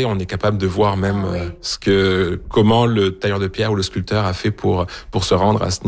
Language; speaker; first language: French; native; French